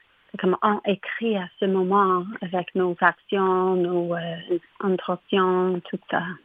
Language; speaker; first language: French; non-native, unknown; English